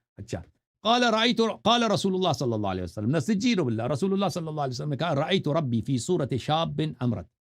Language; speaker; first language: Urdu; non-native, fluent; Persian